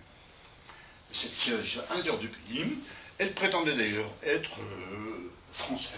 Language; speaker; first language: French; native; French